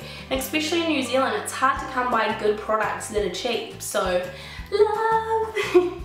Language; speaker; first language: English; native; English